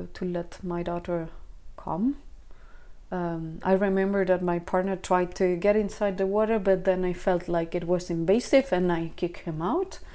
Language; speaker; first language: English; non-native, fluent; Spanish